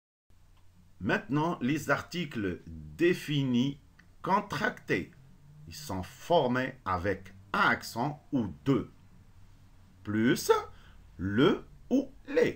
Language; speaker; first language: French; non-native, local second language; Arabic